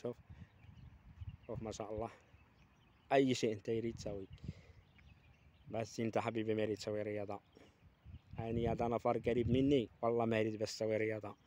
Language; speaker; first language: Arabic; non-native, learner; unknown